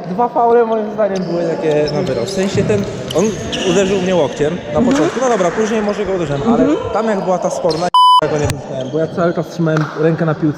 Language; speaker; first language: Polish; native; Polish